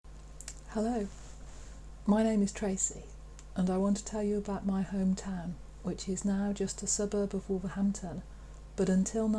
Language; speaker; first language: English; native; English